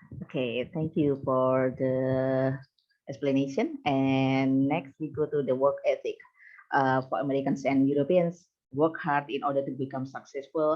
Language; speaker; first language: English; non-native, fluent; Indonesian